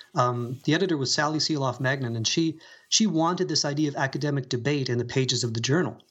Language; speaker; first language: English; native; English